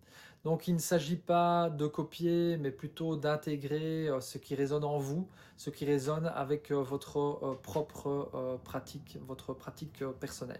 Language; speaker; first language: French; native; French